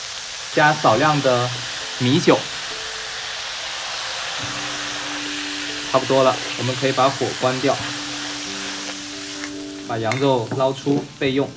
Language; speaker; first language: Chinese; native; Chinese